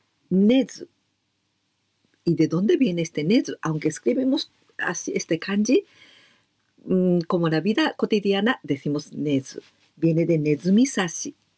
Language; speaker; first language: Spanish; non-native, learner; Japanese